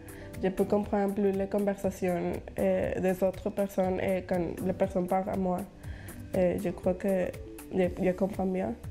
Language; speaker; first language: French; non-native, fluent; Spanish